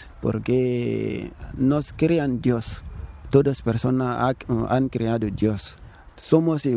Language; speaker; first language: Spanish; non-native, learner; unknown